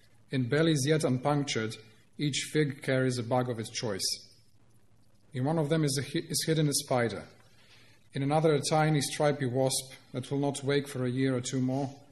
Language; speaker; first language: English; non-native, fluent; Croatian